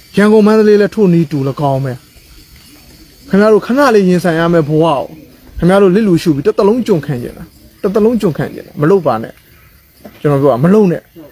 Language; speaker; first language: Burmese; non-native, local second language; S'gaw Karen